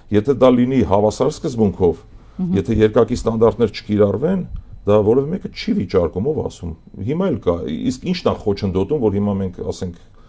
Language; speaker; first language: Armenian; native; Armenian